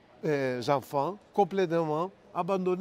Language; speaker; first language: French; non-native, fluent; Greek